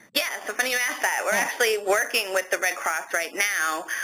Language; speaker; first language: English; native; English